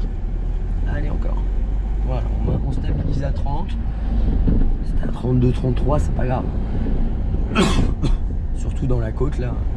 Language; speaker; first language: French; native; French